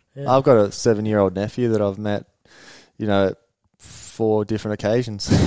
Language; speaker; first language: English; early bilingual, other home language; Swedish